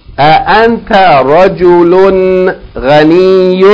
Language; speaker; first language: Arabic; non-native, fluent; English